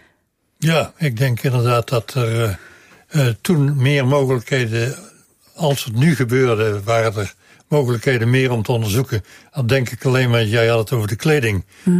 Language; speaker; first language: Dutch; native; Dutch